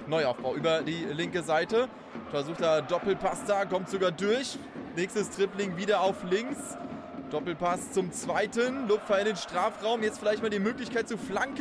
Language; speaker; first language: German; native; German